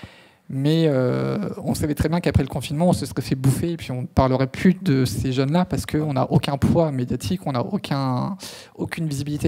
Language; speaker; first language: French; native; French